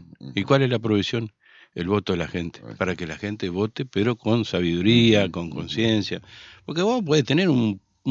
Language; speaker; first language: Spanish; native; Spanish